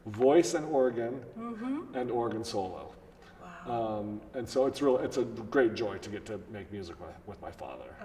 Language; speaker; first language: English; native; English